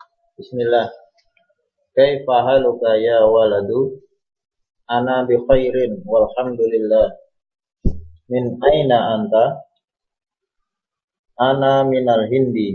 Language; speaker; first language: Arabic; non-native, learner; Indonesian